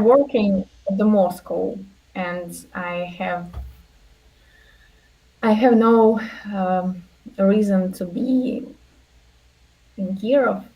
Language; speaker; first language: English; non-native, learner; Russian